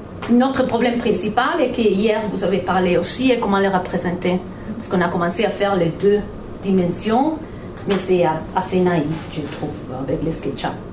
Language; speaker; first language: French; non-native, fluent; Spanish